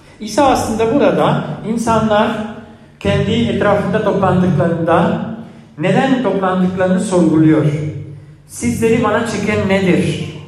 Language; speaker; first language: Turkish; non-native, fluent; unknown